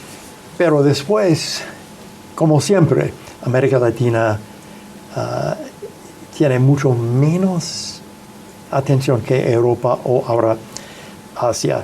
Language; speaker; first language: Spanish; non-native, fluent; English